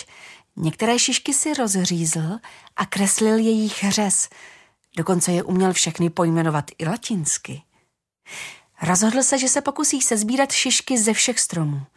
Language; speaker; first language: Czech; native; Czech